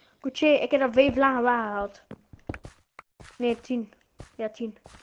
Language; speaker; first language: Dutch; native; Dutch